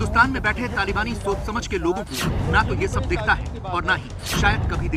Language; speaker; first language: Hindi; native; Hindi